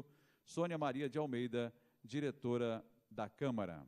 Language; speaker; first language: Portuguese; native; Portuguese